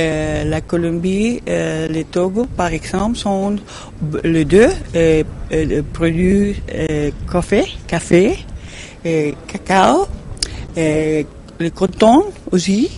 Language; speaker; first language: French; non-native, learner; Spanish